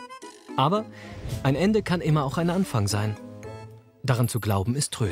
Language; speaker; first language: German; native; German